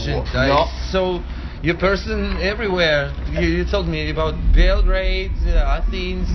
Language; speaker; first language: English; non-native, learner; Russian